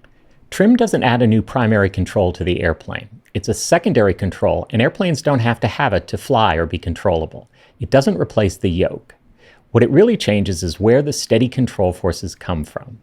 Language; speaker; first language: English; native; English